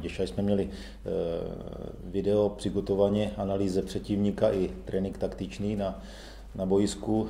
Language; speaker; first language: Polish; non-native, learner; Czech